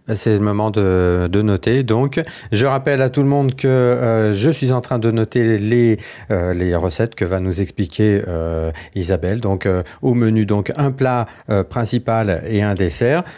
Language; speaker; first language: French; native; French